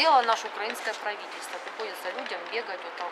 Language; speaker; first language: Russian; native; Russian